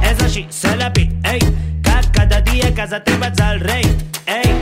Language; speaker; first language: Catalan; native; Catalan